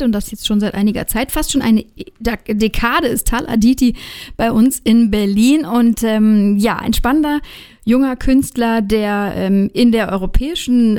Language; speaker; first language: German; native; German